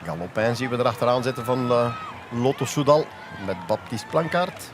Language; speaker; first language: Dutch; native; Dutch